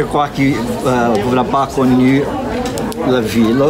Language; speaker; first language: French; non-native, learner; Portuguese